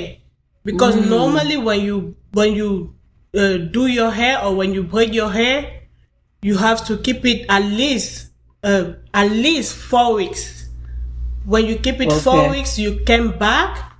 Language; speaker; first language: English; non-native, local second language; French